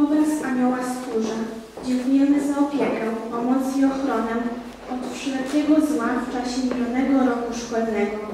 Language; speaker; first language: Polish; native; Polish